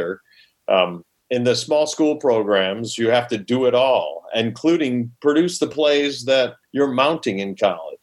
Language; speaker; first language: English; native; English